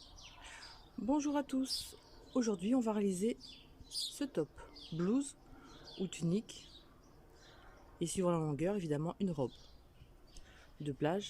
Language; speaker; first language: French; native; French